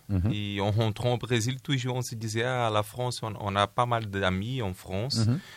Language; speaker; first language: French; non-native, fluent; Portuguese